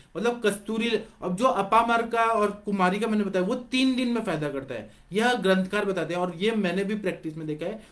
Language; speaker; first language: Hindi; non-native, local second language; Marathi